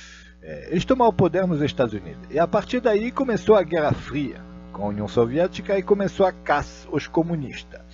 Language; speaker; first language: Portuguese; non-native, fluent; Russian